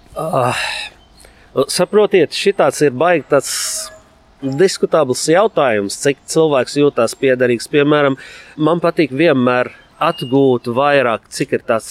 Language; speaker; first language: Latvian; non-native, fluent; Arabic